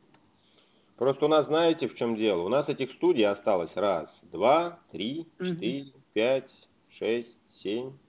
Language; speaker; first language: Russian; native; Russian